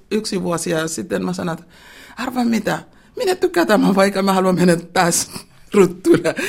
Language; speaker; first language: Finnish; non-native, learner; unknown